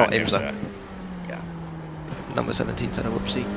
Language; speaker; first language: English; native; English